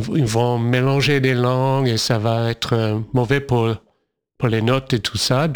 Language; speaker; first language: French; non-native, fluent; English